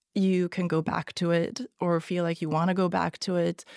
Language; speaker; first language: English; non-native, fluent; Hungarian